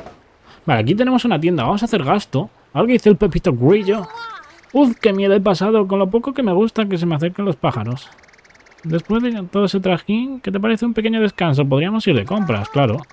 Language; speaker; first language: Spanish; native; Spanish